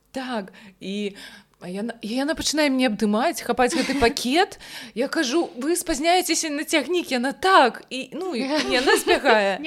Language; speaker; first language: Belarusian; non-native, local second language; Russian